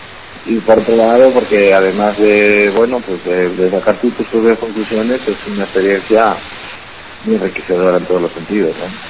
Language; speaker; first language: Spanish; native; Spanish